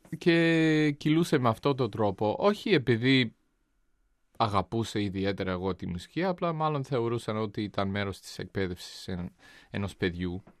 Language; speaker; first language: Greek; non-native, fluent; English